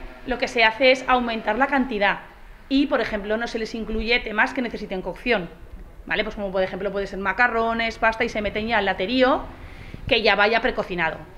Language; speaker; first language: Spanish; native; Spanish